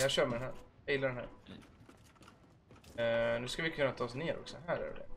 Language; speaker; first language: Swedish; native; Swedish